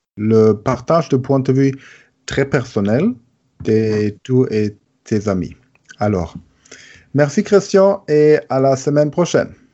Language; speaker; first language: French; non-native, learner; German